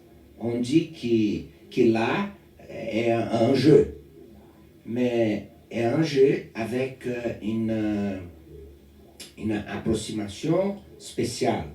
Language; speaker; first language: French; non-native, learner; Portuguese